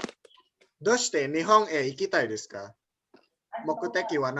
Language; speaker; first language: Japanese; non-native, fluent; Indonesian